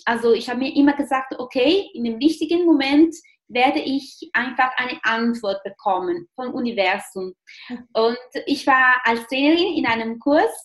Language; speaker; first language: German; non-native, fluent; Italian